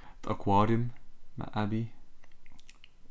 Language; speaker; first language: Dutch; native; Dutch